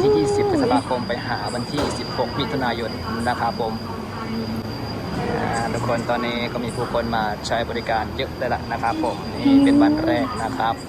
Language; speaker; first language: Thai; native; Thai